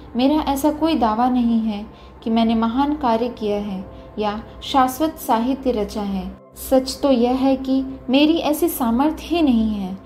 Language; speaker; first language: Hindi; native; Hindi